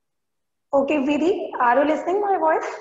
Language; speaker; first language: English; non-native, local second language; Hindi